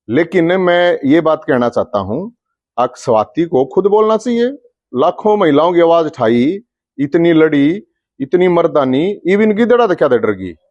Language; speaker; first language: Hindi; native; Hindi